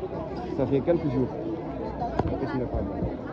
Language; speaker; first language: French; non-native, local second language; Wolof